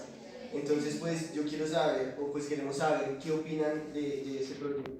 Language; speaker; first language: Spanish; native; Spanish